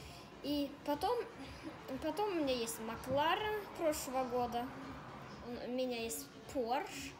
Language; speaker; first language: Russian; early bilingual, heritage; Russian